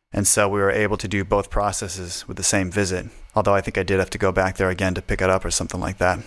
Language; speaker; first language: English; native; English